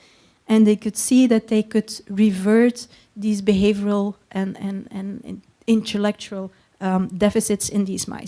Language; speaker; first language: English; non-native, fluent; Dutch